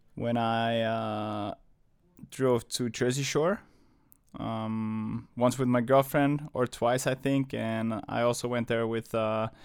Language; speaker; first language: English; non-native, fluent; German